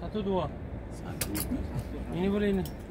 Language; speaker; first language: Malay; non-native, learner; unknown